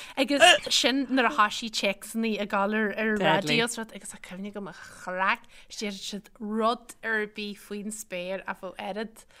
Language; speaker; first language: Irish; native; Irish